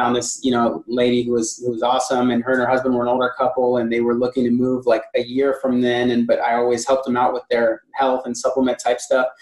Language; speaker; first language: English; native; English